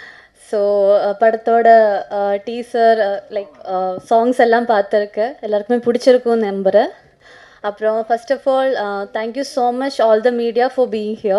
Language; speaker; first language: Tamil; non-native, fluent; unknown